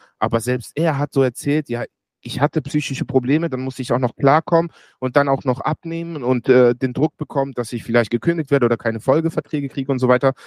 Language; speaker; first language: German; native; German